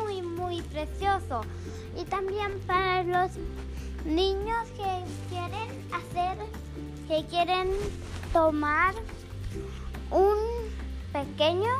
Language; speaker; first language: Spanish; early bilingual, heritage; Spanish